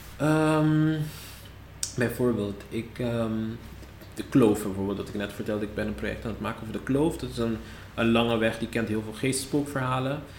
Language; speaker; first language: Dutch; non-native, local second language; Papiamento